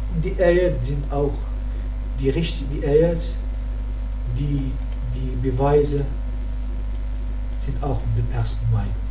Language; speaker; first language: German; non-native, learner; Arabic